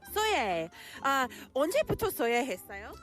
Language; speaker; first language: Korean; non-native, learner; English